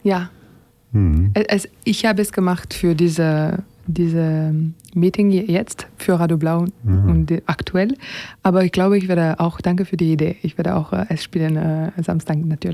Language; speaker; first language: German; non-native, learner; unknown